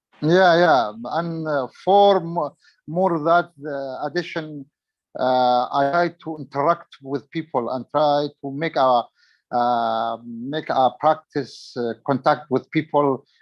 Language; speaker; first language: English; non-native, learner; Arabic